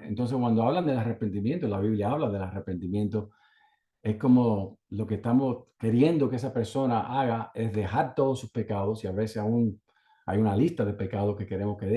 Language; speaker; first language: Spanish; native; Spanish